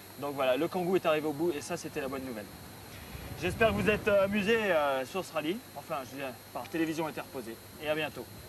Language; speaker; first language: French; native; French